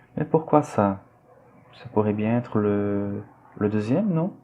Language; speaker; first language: French; non-native, fluent; Portuguese